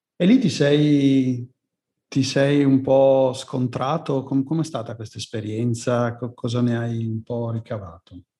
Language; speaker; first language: Italian; native; Italian